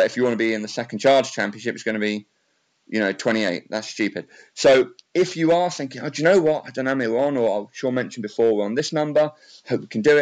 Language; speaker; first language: English; native; English